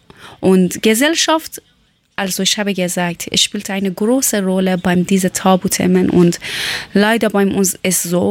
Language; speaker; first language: German; non-native, learner; Persian